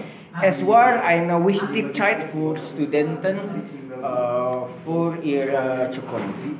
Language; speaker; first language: German; non-native, learner; Indonesian